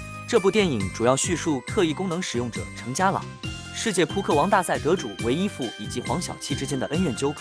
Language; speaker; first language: Chinese; native; Chinese